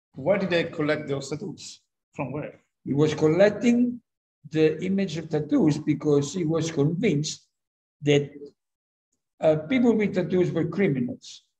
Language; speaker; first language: English; non-native, fluent; Italian